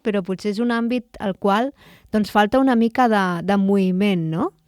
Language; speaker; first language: Catalan; native; Catalan